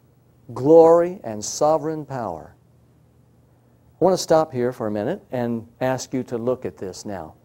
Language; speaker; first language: English; native; English